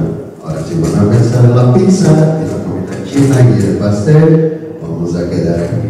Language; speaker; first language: Spanish; non-native, learner; Korean